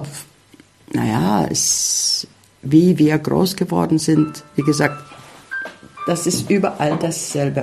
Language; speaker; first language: German; early bilingual, heritage; Czech